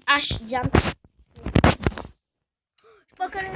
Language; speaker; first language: French; native; French